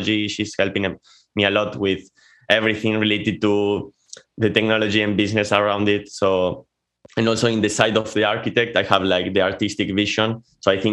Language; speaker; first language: English; non-native, fluent; Spanish